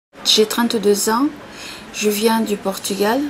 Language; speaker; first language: French; non-native, fluent; Portuguese